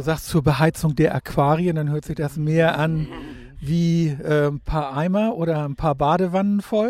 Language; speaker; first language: German; native; German